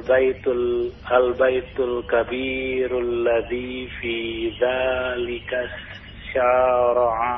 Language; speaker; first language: Arabic; non-native, learner; Indonesian